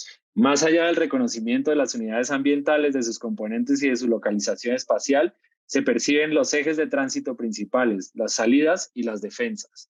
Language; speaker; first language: Spanish; native; Spanish